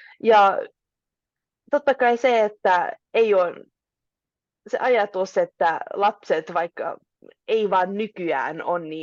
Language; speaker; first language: Finnish; non-native, local second language; Swedish